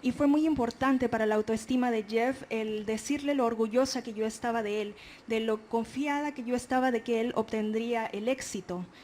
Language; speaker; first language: Spanish; native; Spanish